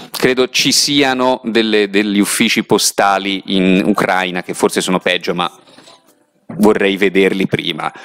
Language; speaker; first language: Italian; native; Italian